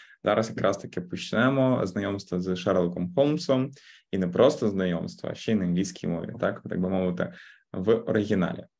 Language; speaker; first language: Ukrainian; native; Ukrainian